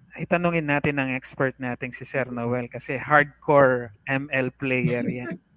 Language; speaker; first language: Filipino; native; Filipino